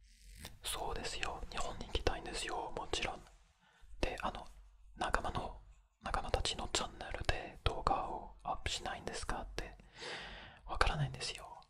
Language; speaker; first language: Japanese; non-native, fluent; French